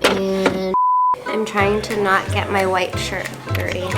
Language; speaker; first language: English; native; English